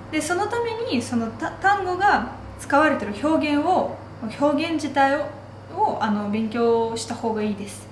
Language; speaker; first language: Japanese; non-native, fluent; Russian